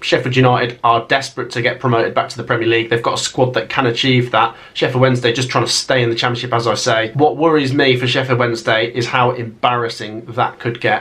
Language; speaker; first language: English; native; English